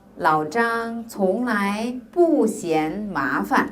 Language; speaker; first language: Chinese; non-native, fluent; Korean